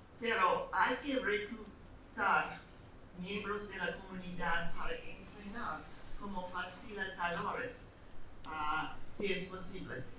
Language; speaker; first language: Spanish; non-native, fluent; English